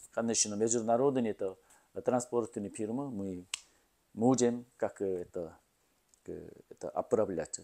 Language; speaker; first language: Russian; non-native, learner; Korean